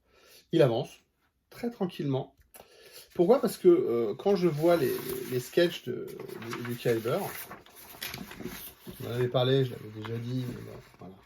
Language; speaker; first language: French; native; French